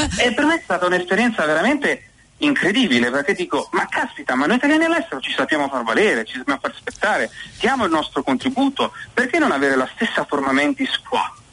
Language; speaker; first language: Italian; native; Italian